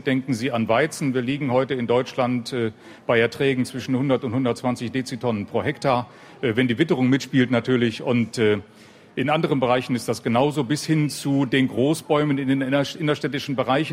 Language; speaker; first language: German; native; German